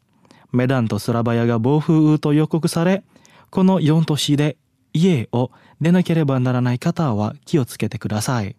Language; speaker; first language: Japanese; non-native, fluent; Indonesian